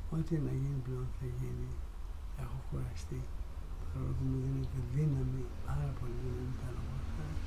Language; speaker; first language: Greek; non-native, fluent; Persian